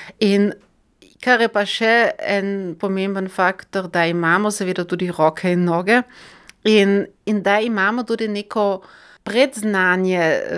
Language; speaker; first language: Slovenian; non-native, fluent; German